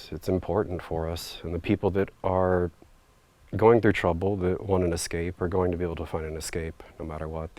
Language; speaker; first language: English; native; English